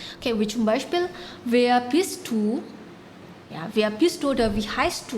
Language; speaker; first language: German; non-native, learner; Indonesian